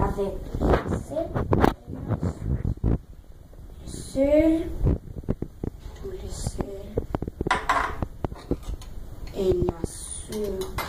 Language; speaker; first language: French; non-native, learner; Spanish